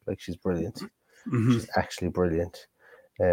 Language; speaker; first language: English; native; English